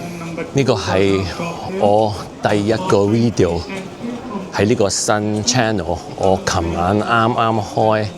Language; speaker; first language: Cantonese; early bilingual, heritage; Cantonese